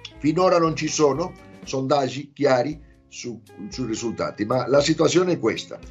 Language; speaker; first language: Italian; non-native, fluent; Portuguese